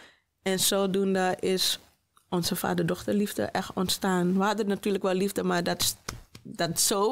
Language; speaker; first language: Dutch; native; Dutch